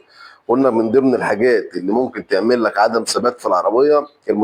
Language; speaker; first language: Arabic; native; Arabic